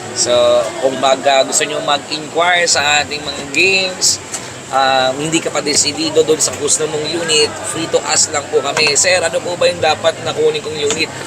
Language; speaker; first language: Filipino; native; Filipino